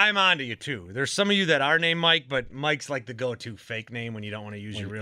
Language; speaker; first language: English; native; English